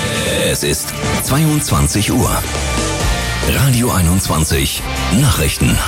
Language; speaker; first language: German; native; German